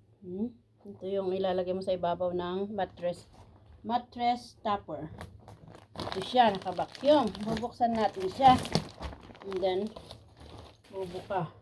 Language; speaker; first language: Filipino; native; Filipino